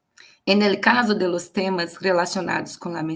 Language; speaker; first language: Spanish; non-native, learner; Portuguese